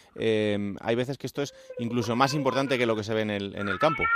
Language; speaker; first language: Spanish; native; Spanish